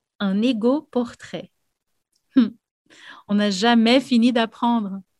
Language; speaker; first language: French; non-native, fluent; Portuguese